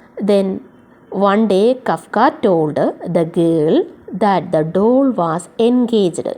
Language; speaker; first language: English; non-native, local second language; Malayalam